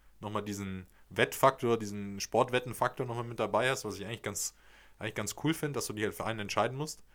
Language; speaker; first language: German; native; German